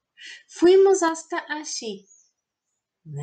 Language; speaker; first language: Spanish; non-native, fluent; Portuguese